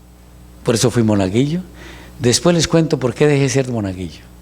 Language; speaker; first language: Spanish; native; Spanish